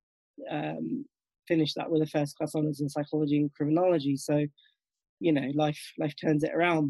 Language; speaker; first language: English; native; English